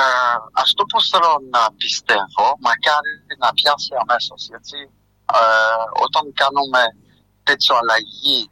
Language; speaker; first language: Greek; non-native, fluent; French